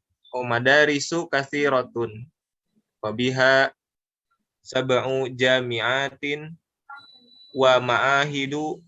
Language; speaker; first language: Arabic; non-native, learner; Indonesian